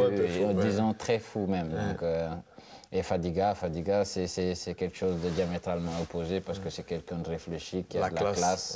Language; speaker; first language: French; non-native, local second language; Wolof